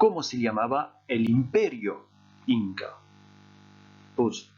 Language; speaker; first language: Spanish; non-native, fluent; French